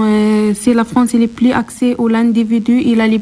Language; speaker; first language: French; non-native, learner; Arabic